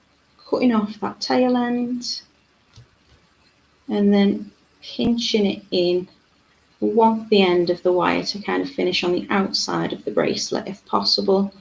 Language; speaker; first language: English; native; English